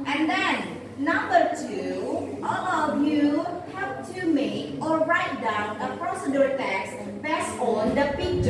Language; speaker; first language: English; non-native, learner; Indonesian